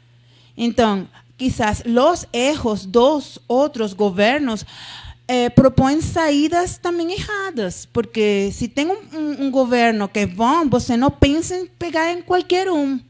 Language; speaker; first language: Portuguese; non-native, fluent; Spanish